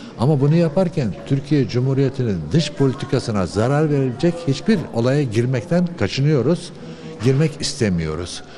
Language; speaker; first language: Turkish; early bilingual, other home language; Uyghur